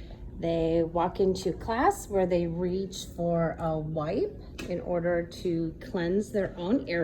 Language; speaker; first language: English; native; English